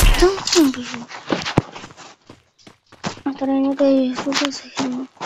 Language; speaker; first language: Bulgarian; native; Bulgarian